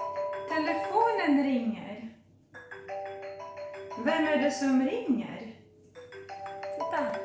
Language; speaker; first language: Swedish; non-native, fluent; Russian